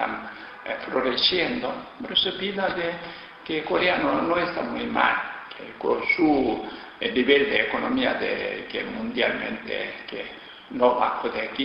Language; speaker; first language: Spanish; non-native, learner; Korean